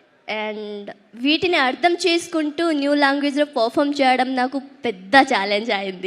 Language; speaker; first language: Telugu; non-native, local second language; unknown